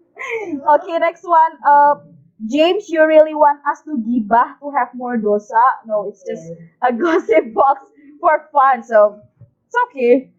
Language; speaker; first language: English; non-native, fluent; Indonesian